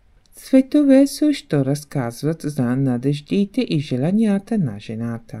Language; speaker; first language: Bulgarian; non-native, learner; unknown